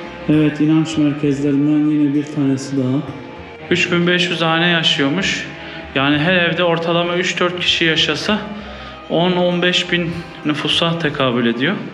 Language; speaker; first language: Turkish; native; Turkish